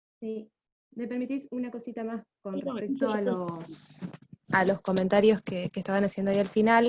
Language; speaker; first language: Spanish; native; Spanish